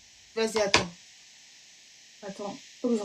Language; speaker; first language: French; native; French